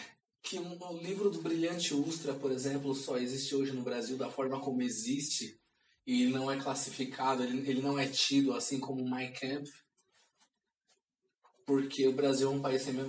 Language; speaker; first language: Portuguese; native; Portuguese